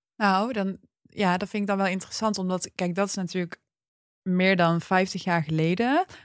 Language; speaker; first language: Dutch; early bilingual, other home language; Turkish